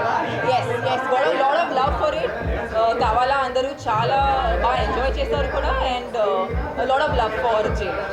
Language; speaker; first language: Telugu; non-native, fluent; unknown